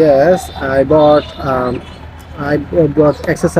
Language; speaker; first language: English; non-native, learner; Bangla